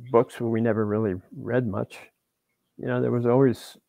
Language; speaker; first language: English; native; English